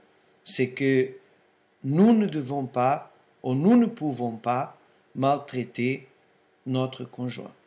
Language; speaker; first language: French; non-native, fluent; Portuguese